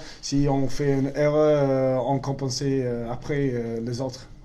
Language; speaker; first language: French; non-native, learner; English